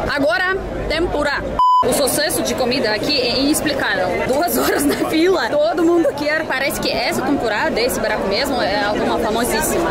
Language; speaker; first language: Portuguese; non-native, fluent; Russian